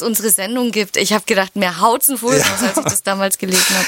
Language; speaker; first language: German; native; German